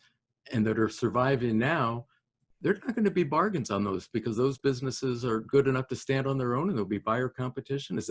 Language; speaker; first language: English; native; English